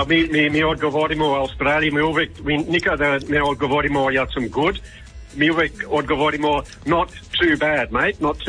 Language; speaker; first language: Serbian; early bilingual, heritage; English